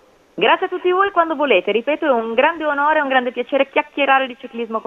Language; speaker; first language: Italian; native; Italian